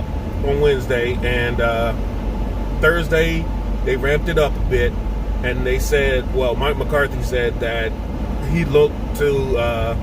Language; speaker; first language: English; native; English